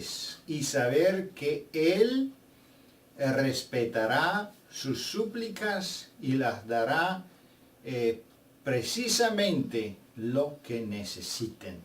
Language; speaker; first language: Spanish; non-native, fluent; Bulgarian